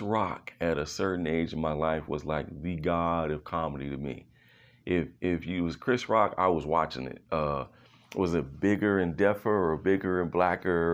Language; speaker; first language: English; native; English